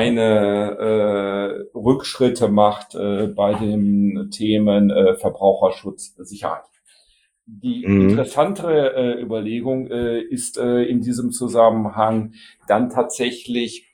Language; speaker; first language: German; native; German